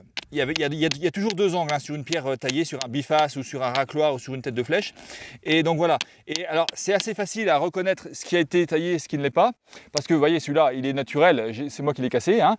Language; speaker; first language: French; native; French